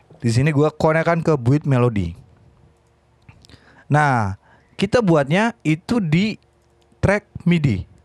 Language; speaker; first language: Indonesian; native; Indonesian